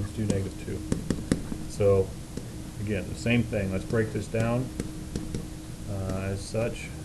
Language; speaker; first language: English; native; English